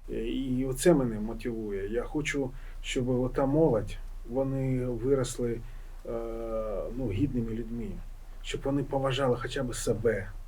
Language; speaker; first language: Ukrainian; non-native, local second language; Russian